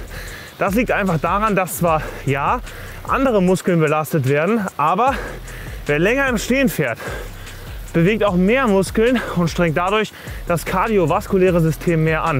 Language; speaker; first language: German; native; German